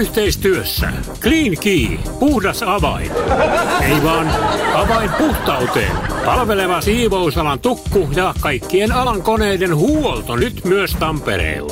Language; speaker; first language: Finnish; native; Finnish